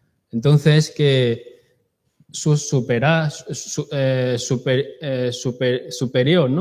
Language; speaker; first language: Spanish; non-native, learner; Chinese